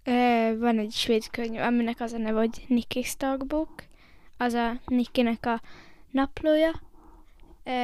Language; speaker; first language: Hungarian; early bilingual, heritage; Hungarian